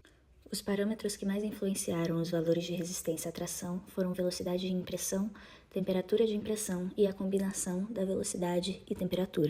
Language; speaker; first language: Portuguese; native; Portuguese